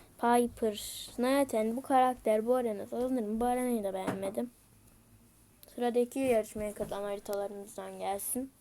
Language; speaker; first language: Turkish; native; Turkish